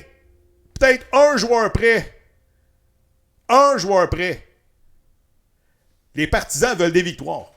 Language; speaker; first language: French; native; French